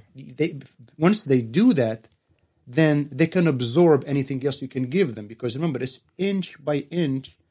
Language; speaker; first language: English; non-native, fluent; Arabic